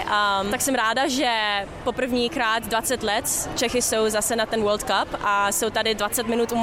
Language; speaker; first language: Czech; early bilingual, heritage; Czech